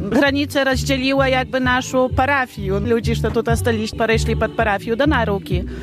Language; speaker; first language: Ukrainian; native; Ukrainian